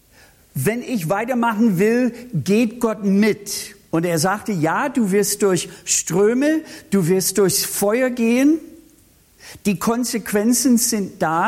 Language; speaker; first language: German; non-native, fluent; English